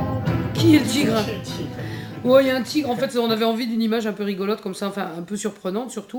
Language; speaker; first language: French; native; French